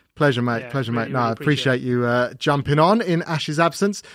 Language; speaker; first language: English; native; English